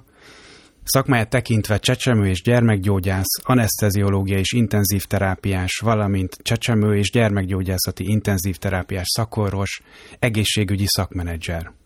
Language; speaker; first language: Hungarian; native; Hungarian